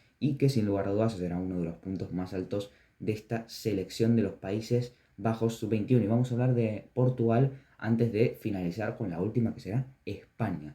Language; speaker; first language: Spanish; native; Spanish